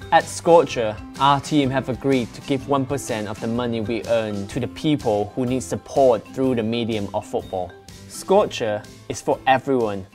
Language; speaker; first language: English; non-native, fluent; Thai